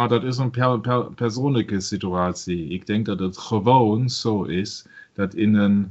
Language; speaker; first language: Dutch; non-native, learner; German